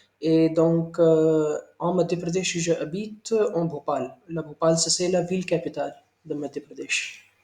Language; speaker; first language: French; non-native, learner; Hindi